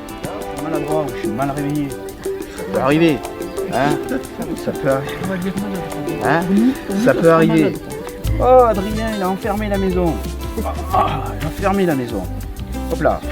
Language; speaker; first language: French; native; French